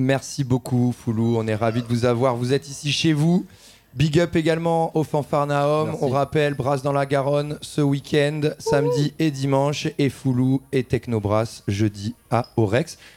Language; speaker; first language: French; native; French